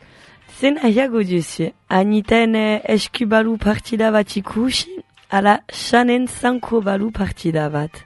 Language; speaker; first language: Basque; native; Basque